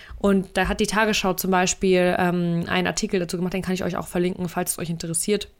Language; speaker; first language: German; early bilingual, other home language; Russian